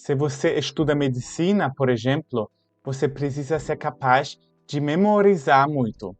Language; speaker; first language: Portuguese; non-native, fluent; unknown